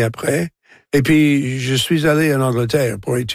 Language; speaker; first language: French; non-native, local second language; English